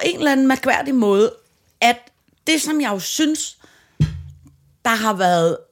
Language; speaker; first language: Danish; native; Danish